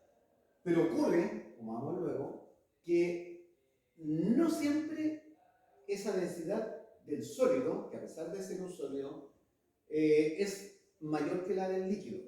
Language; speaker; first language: Spanish; native; Spanish